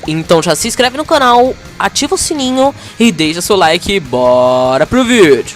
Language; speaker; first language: Portuguese; native; Portuguese